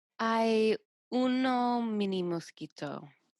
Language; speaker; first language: Spanish; non-native, learner; English